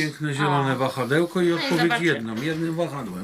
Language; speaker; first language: Polish; native; Polish